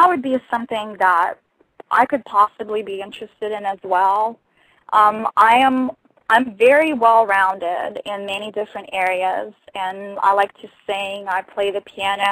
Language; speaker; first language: English; non-native, fluent; Russian